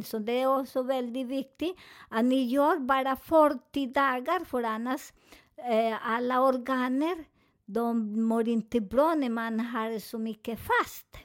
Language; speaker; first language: Swedish; non-native, learner; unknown